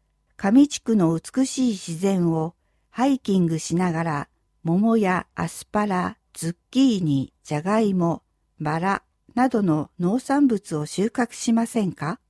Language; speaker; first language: Japanese; native; Japanese